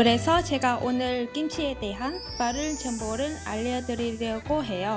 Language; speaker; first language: Korean; non-native, fluent; Vietnamese